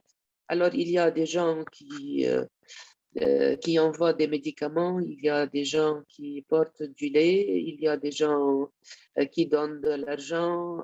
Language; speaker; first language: French; non-native, local second language; Arabic